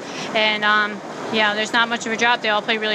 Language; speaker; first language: English; native; English